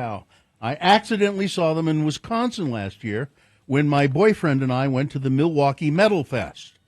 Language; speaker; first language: English; native; English